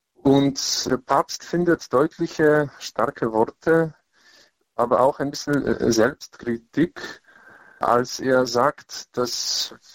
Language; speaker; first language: German; non-native, fluent; Polish